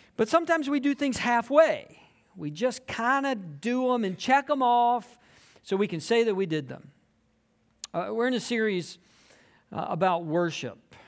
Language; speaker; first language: English; native; English